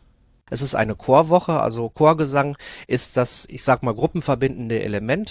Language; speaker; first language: German; native; German